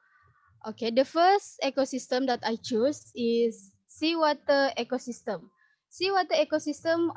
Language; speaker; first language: English; non-native, learner; Indonesian